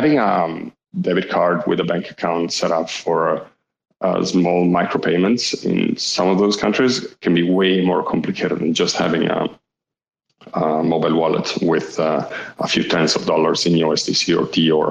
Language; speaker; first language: English; non-native, fluent; Italian